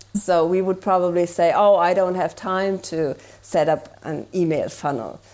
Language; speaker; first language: English; non-native, fluent; German